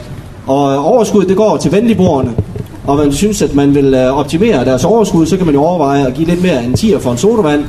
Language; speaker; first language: Danish; native; Danish